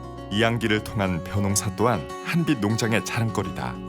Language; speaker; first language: Korean; native; Korean